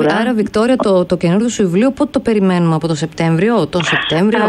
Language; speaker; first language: Greek; native; Greek